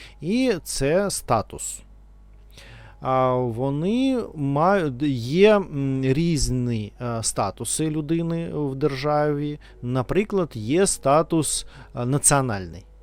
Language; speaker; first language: Ukrainian; non-native, learner; Russian